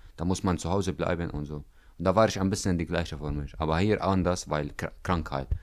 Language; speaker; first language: German; non-native, learner; Arabic